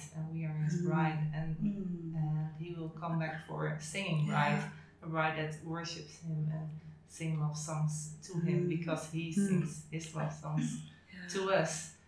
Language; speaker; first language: English; non-native, fluent; Dutch